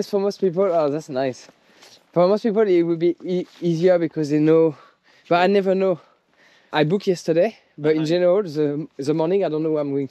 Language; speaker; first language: English; non-native, fluent; French